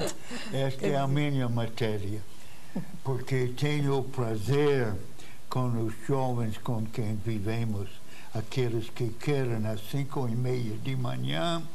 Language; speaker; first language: Portuguese; non-native, fluent; English